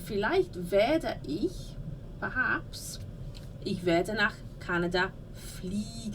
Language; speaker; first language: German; non-native, fluent; English